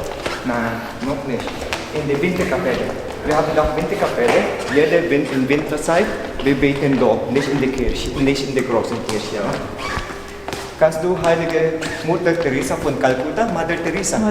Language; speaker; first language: German; non-native, learner; Filipino